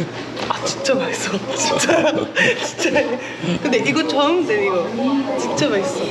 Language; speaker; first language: Korean; non-native, learner; French